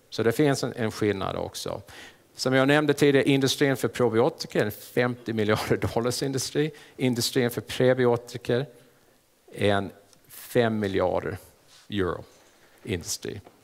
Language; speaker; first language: Swedish; non-native, fluent; English